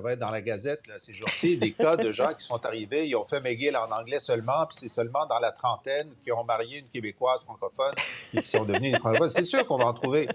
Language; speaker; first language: French; native; French